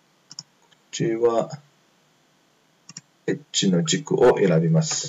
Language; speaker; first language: Japanese; non-native, fluent; Chinese